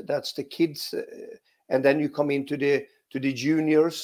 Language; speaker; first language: English; non-native, fluent; Swedish